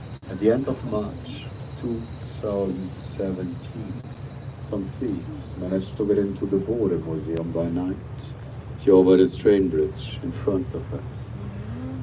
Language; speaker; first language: English; non-native, fluent; German